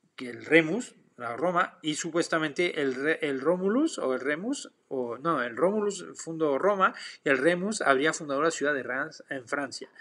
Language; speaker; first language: Spanish; non-native, fluent; French